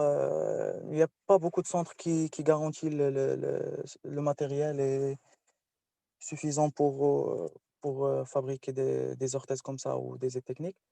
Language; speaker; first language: French; non-native, local second language; Arabic